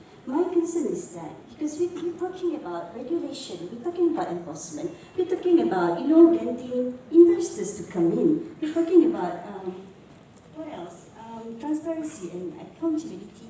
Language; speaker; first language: English; non-native, local second language; Malay